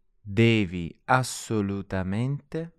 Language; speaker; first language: Italian; non-native, learner; English